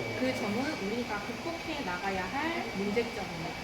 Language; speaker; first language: Korean; native; Korean